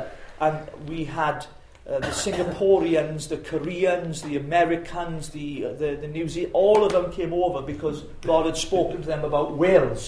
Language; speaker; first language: English; native; English